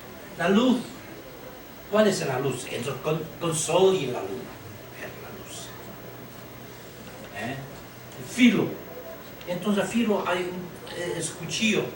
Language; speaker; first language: Spanish; non-native, learner; Chinese